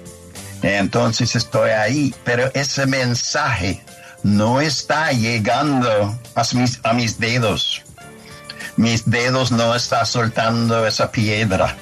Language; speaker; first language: Spanish; non-native, fluent; English